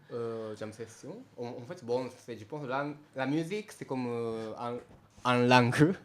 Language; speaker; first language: French; non-native, learner; Japanese